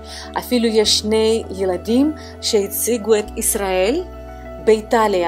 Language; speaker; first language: Hebrew; non-native, fluent; Russian